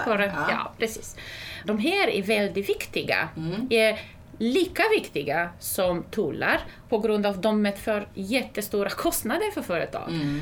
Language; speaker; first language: Swedish; non-native, fluent; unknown